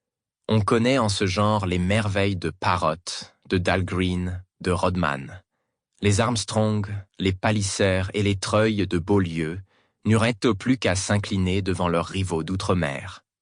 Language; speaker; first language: French; native; French